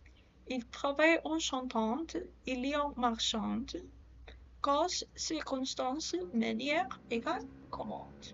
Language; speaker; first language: French; non-native, learner; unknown